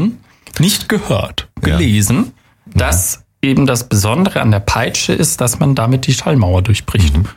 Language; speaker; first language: German; native; German